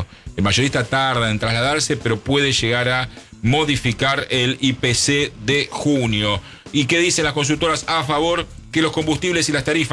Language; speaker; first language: Spanish; native; Spanish